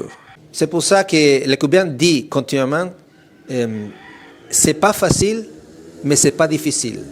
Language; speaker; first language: French; non-native, fluent; Italian